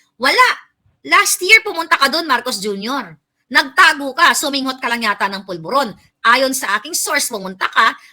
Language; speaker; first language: Filipino; non-native, local second language; Cebuano